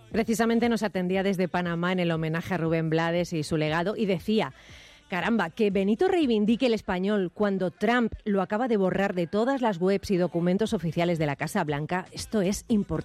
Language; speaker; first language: Spanish; native; Spanish